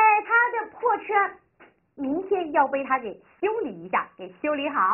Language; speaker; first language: Chinese; native; Chinese